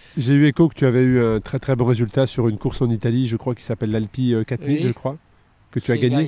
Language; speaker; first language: French; native; French